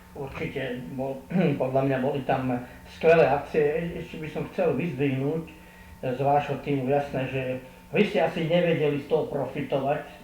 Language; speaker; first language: Slovak; non-native, local second language; Hungarian